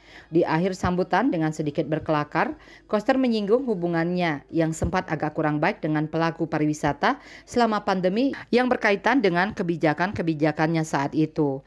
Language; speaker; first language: Indonesian; native; Indonesian